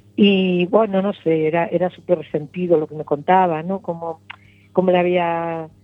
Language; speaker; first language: Spanish; native; Spanish